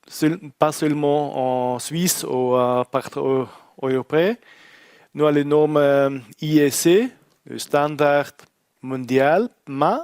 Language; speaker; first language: French; non-native, learner; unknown